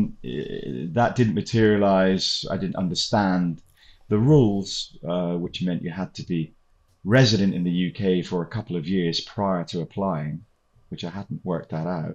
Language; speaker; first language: English; native; English